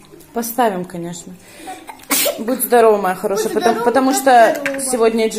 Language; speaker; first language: Russian; native; Russian